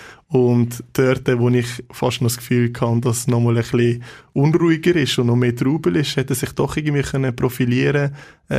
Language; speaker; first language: German; native; German